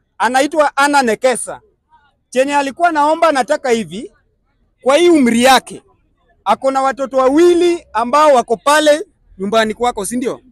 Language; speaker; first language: Swahili; native; Swahili